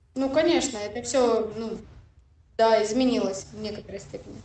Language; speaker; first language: Russian; native; Russian